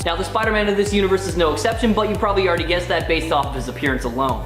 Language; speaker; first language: English; native; English